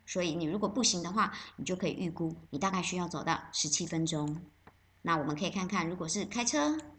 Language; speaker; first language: Chinese; native; Chinese